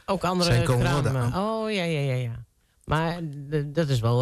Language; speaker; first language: Dutch; native; Dutch